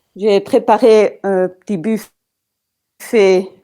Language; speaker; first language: French; non-native, local second language; Italian